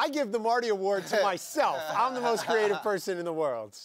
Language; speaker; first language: English; native; English